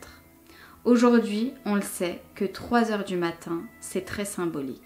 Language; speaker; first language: French; native; French